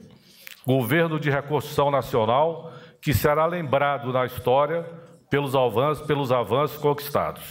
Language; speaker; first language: Portuguese; native; Portuguese